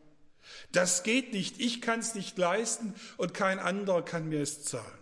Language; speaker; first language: German; native; German